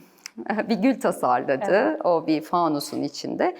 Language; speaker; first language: Turkish; native; Turkish